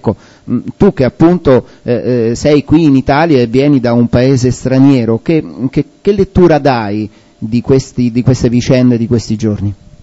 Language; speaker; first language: Italian; native; Italian